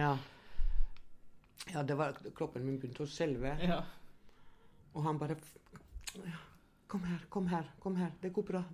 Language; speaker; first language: Norwegian; non-native, fluent; Albanian